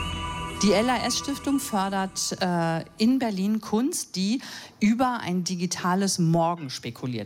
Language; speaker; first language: German; native; German